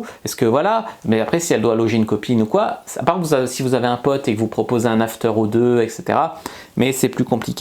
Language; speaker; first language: French; native; French